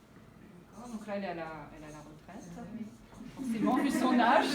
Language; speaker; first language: French; native; French